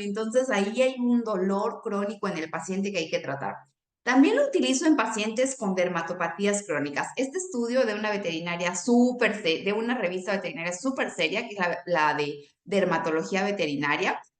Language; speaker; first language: Spanish; native; Spanish